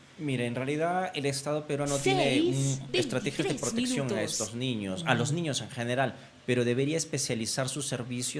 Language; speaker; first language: Spanish; native; Spanish